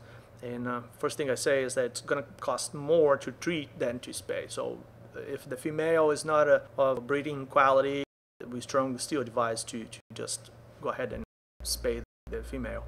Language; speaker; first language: English; non-native, fluent; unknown